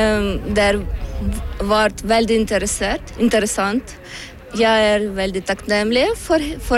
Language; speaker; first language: Norwegian; non-native, learner; Ukrainian